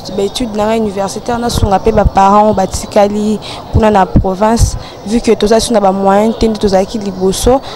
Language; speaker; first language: Lingala; non-native, local second language; Luba-Lulua